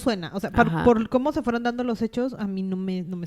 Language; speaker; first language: Spanish; native; Spanish